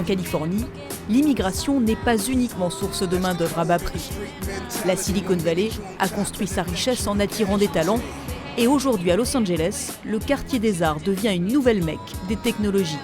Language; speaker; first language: French; native; French